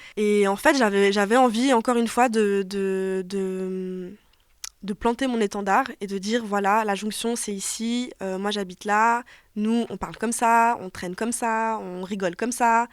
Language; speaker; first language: French; native; French